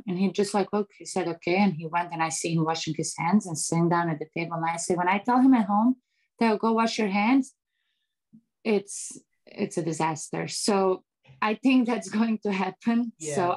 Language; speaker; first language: English; non-native, fluent; Bosnian